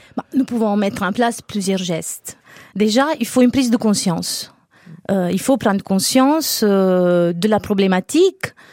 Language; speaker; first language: French; non-native, fluent; Italian